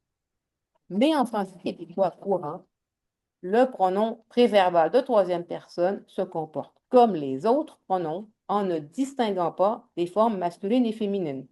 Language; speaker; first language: French; native; French